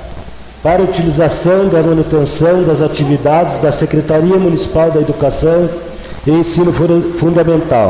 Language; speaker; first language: Portuguese; native; Portuguese